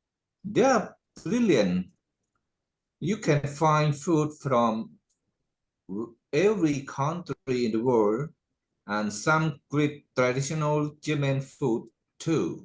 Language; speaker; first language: English; non-native, learner; Khmer